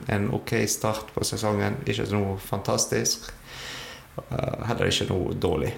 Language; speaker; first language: Norwegian; non-native, fluent; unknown